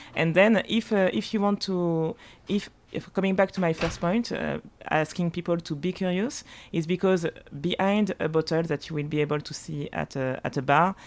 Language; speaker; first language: English; non-native, fluent; French